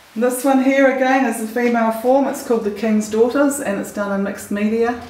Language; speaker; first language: English; native; English